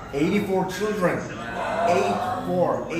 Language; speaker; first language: English; early bilingual, other home language; Korean